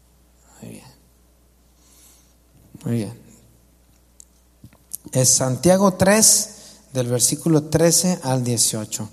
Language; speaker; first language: Spanish; native; Spanish